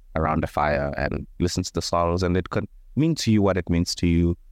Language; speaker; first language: English; non-native, local second language; Venda